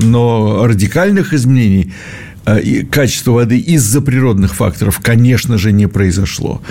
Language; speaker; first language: Russian; native; Russian